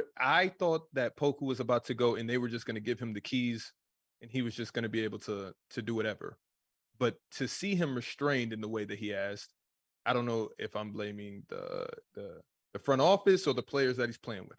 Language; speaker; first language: English; native; English